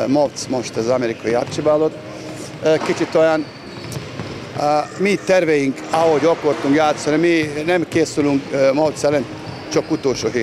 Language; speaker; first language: Hungarian; non-native, learner; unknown